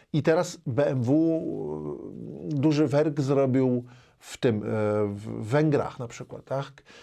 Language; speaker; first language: Polish; native; Polish